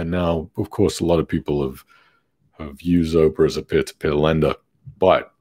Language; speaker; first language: English; native; English